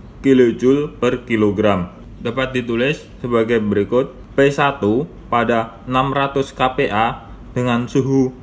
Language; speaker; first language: Indonesian; native; Indonesian